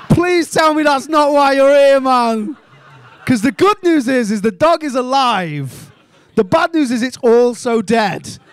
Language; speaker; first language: English; native; English